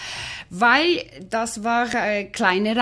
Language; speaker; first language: German; non-native, fluent; Polish